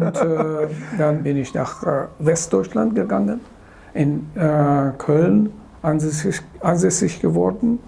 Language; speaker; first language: German; non-native, fluent; Persian